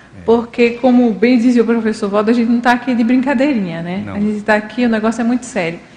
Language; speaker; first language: Portuguese; native; Portuguese